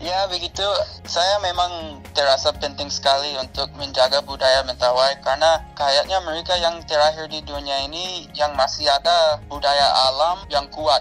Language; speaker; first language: Indonesian; non-native, fluent; English